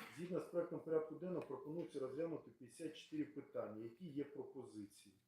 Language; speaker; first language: Ukrainian; native; Ukrainian